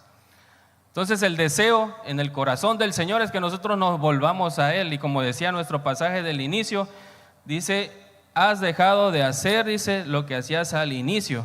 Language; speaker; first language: Spanish; native; Spanish